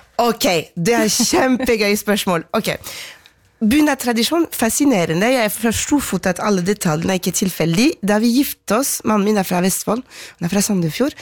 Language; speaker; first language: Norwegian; non-native, fluent; French